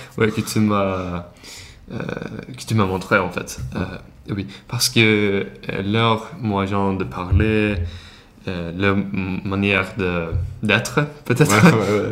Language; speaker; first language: French; non-native, learner; Swedish